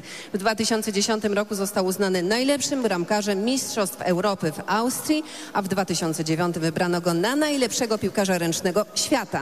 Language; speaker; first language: Polish; native; Polish